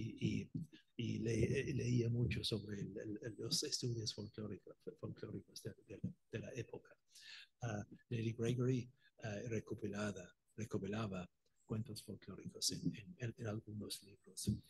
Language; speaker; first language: Spanish; non-native, fluent; Irish